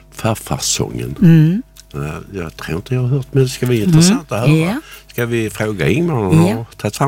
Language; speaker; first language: Swedish; native; Swedish